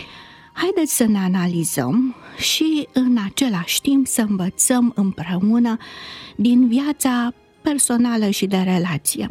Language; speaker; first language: Romanian; native; Romanian